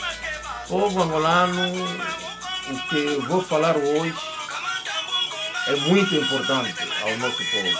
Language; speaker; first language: Portuguese; non-native, local second language; Kongo